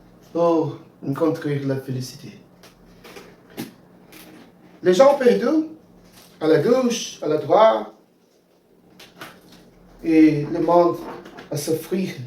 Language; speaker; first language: French; non-native, learner; Portuguese